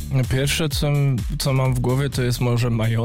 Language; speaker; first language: Polish; early bilingual, heritage; German